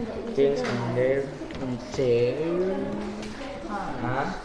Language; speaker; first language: English; non-native, learner; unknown